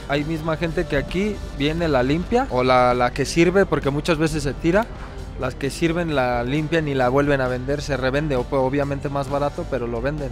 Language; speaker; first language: Spanish; native; Spanish